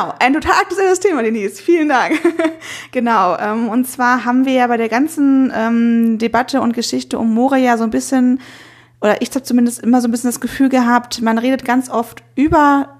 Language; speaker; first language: German; native; German